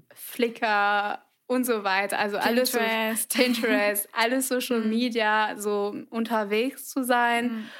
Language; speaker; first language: German; non-native, fluent; French